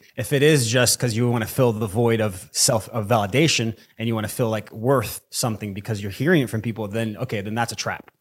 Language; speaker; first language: English; early bilingual, other home language; Portuguese